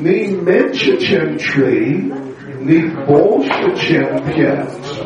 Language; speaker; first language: Russian; non-native, learner; English